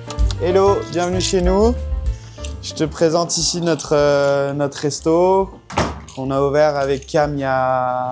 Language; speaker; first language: French; native; French